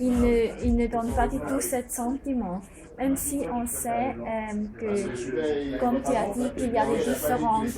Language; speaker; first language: French; non-native, fluent; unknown